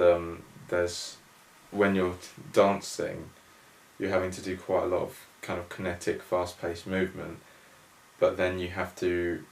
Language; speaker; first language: English; native; English